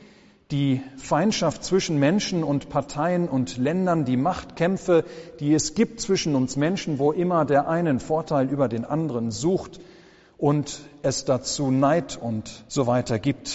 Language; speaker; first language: German; native; German